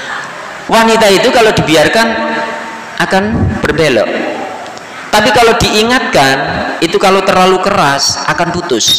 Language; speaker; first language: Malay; non-native, local second language; Javanese